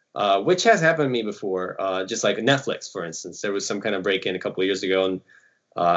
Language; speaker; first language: English; early bilingual, other home language; Ukrainian